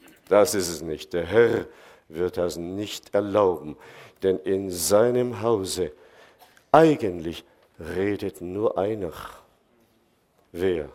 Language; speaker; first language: German; non-native, fluent; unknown